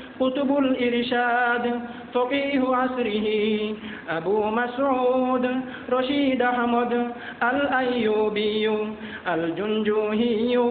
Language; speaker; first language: Arabic; non-native, fluent; Bangla